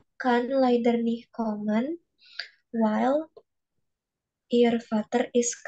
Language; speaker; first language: German; non-native, learner; Indonesian